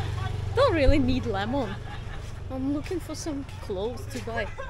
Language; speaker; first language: English; non-native, fluent; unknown